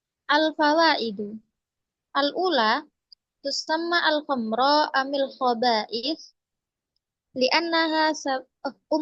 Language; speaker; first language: Arabic; non-native, learner; Indonesian